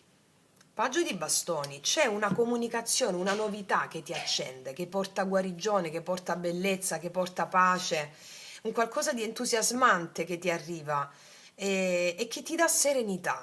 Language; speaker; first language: Italian; native; Italian